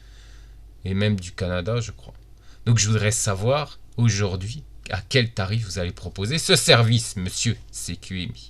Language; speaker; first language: French; native; French